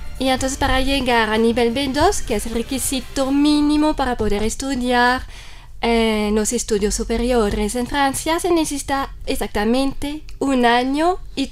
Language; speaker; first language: Spanish; non-native, fluent; French